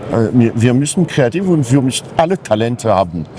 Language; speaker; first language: German; non-native, fluent; French